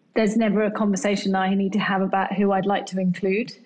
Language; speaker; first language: English; native; English